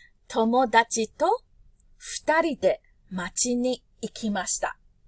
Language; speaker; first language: Japanese; non-native, fluent; English